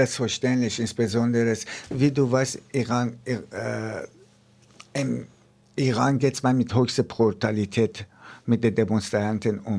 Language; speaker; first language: German; non-native, fluent; Persian